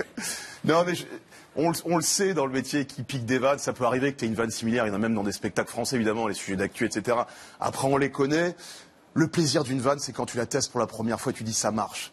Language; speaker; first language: French; native; French